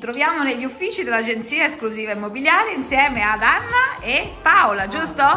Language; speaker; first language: Italian; native; Italian